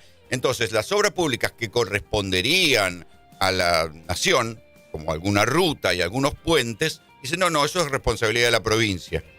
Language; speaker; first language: Spanish; native; Spanish